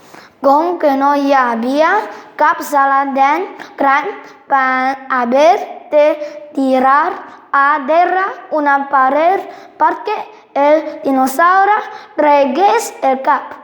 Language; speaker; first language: Catalan; non-native, learner; Tamil